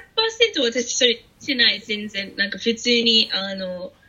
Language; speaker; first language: Japanese; non-native, fluent; English